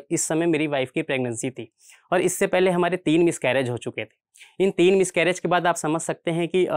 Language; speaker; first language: Hindi; native; Hindi